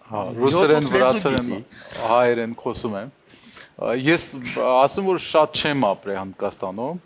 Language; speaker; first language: Armenian; non-native, learner; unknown